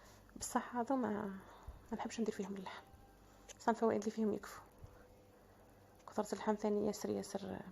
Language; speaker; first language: Arabic; native; Arabic